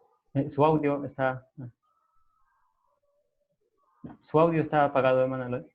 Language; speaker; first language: Spanish; native; Spanish